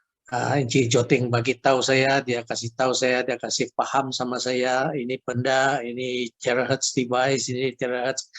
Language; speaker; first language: Indonesian; non-native, local second language; Chinese